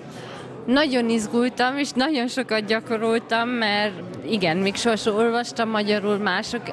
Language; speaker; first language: Hungarian; early bilingual, heritage; German